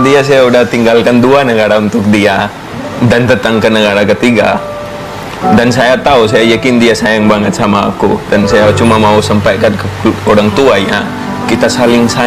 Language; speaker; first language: Indonesian; non-native, fluent; Hindi